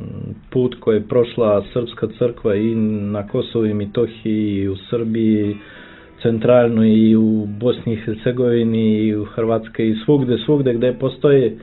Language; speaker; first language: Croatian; non-native, fluent; Russian